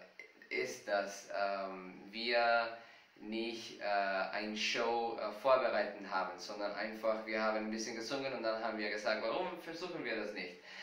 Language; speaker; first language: German; non-native, fluent; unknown